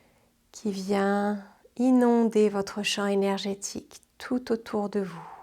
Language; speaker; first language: French; native; French